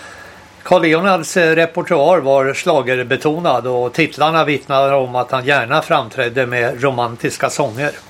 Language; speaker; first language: Swedish; native; Swedish